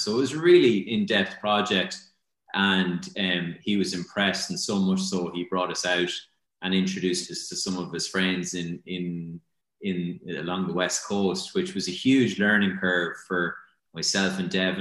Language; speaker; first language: English; native; English